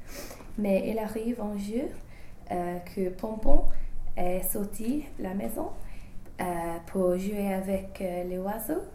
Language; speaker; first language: French; non-native, learner; English